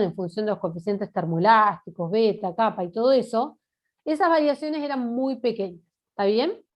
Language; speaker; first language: Spanish; native; Spanish